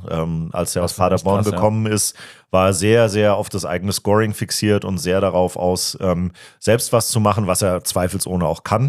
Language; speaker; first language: German; native; German